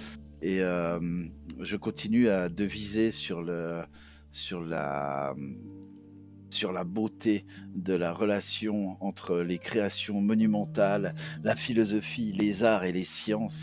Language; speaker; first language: French; native; French